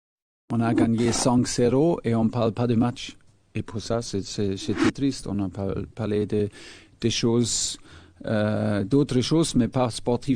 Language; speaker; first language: French; non-native, fluent; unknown